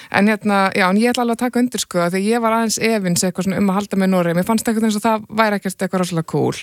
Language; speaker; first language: Icelandic; native; Icelandic